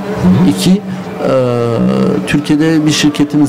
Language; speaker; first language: Turkish; early bilingual, heritage; Turkish